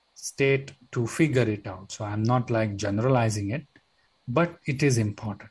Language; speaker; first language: English; non-native, local second language; Marathi